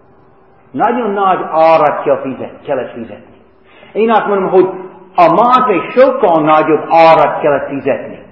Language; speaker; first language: Hungarian; non-native, fluent; English